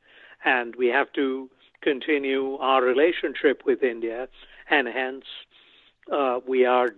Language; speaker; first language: English; non-native, local second language; Bangla